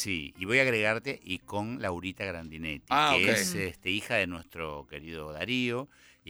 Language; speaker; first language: Spanish; native; Spanish